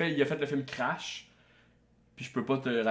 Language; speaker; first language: French; native; French